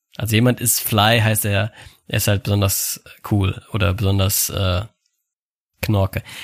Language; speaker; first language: German; native; German